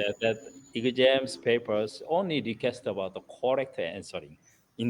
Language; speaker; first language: English; non-native, learner; Korean